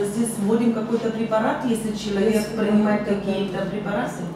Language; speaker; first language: Russian; non-native, fluent; Bulgarian